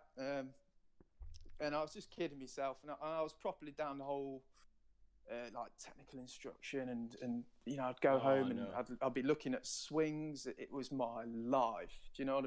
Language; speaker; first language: English; native; English